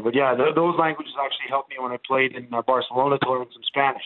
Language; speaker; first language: English; non-native, fluent; Italian